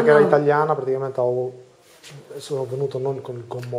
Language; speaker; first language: Italian; early bilingual, other home language; Albanian